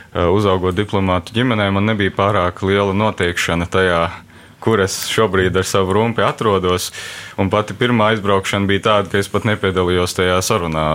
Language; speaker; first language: Latvian; early bilingual, heritage; Latvian